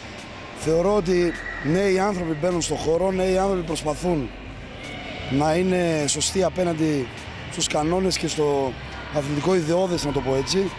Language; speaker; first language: Greek; native; Greek